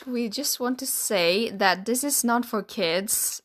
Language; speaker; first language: English; non-native, fluent; Swedish